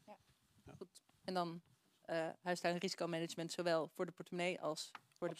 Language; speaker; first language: Dutch; native; Dutch